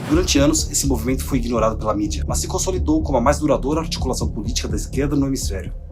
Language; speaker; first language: Portuguese; native; Portuguese